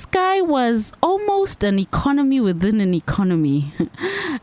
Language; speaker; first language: English; non-native, local second language; Xhosa